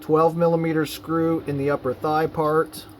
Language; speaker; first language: English; native; English